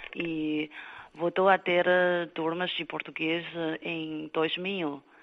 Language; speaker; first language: Portuguese; non-native, fluent; Chinese